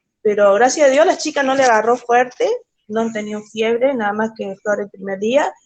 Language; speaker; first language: Spanish; native; Spanish